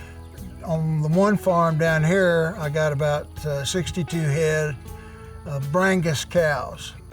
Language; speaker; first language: English; native; English